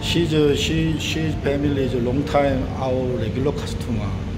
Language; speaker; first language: English; non-native, learner; Korean